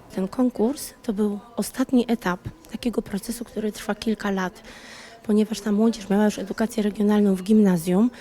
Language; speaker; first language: Polish; native; Polish